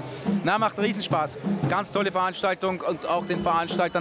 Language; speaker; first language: German; native; German